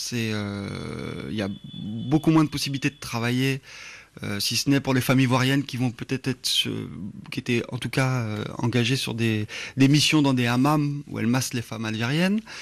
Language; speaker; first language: French; native; French